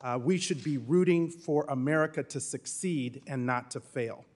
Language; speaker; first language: English; native; English